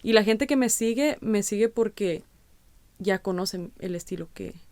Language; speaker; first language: Spanish; early bilingual, heritage; Spanish